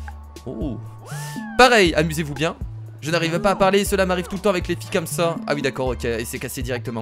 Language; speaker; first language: French; native; French